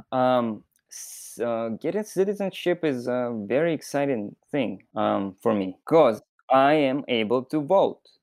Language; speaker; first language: English; non-native, fluent; Russian